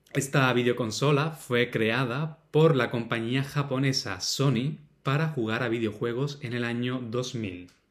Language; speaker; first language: Spanish; native; Spanish